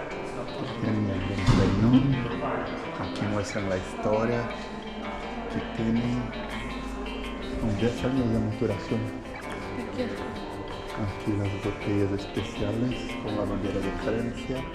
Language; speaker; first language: Spanish; non-native, fluent; Portuguese